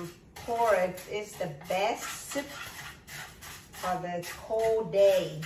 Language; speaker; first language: English; non-native, learner; Vietnamese